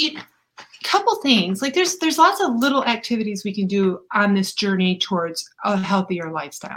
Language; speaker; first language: English; native; English